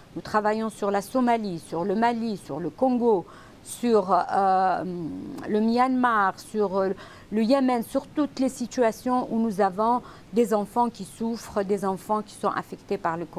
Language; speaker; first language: French; non-native, local second language; Arabic